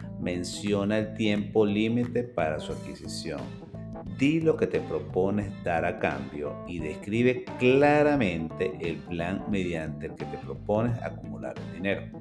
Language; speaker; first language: Spanish; native; Spanish